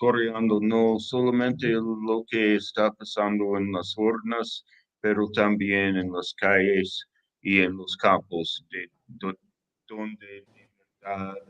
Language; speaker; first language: Spanish; non-native, learner; English